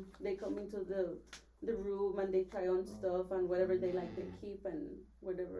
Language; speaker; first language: English; non-native, fluent; Spanish